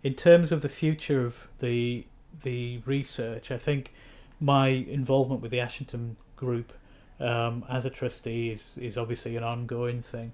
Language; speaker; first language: English; native; English